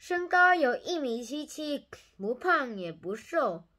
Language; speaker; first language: Chinese; non-native, learner; English